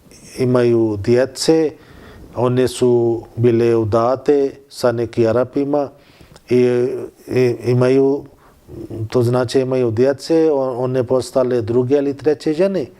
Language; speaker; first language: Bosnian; non-native, learner; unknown